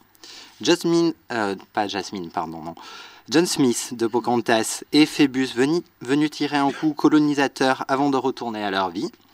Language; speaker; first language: French; native; French